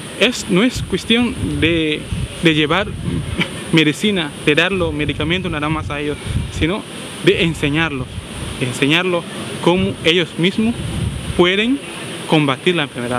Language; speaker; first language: Spanish; non-native, fluent; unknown